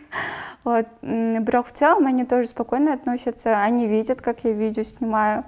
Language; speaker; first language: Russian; non-native, local second language; Kyrgyz